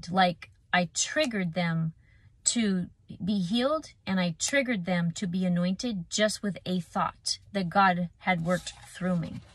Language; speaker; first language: English; native; English